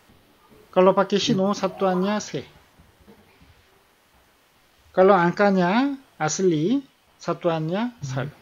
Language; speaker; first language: Indonesian; non-native, fluent; Korean